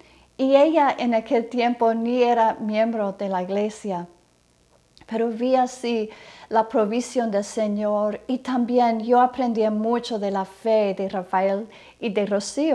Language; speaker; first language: Spanish; non-native, fluent; English